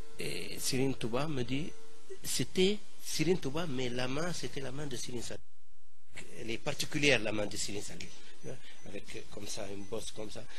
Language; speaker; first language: French; non-native, local second language; Arabic